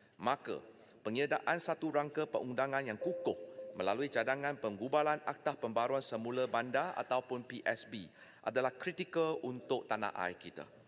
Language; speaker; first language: Malay; non-native, local second language; Chinese